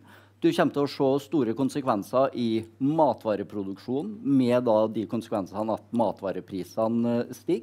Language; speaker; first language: Norwegian; native; Norwegian